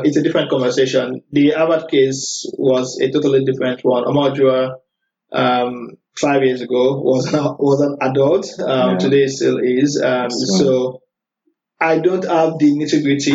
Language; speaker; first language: English; non-native, local second language; Yoruba